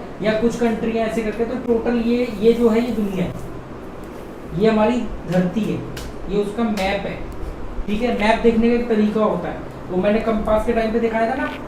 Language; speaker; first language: Hindi; native; Hindi